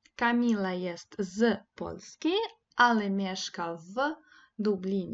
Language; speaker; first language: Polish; non-native, fluent; Ukrainian